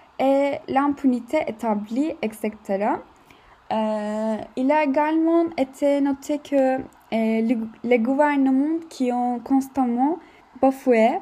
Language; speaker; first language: French; non-native, learner; Turkish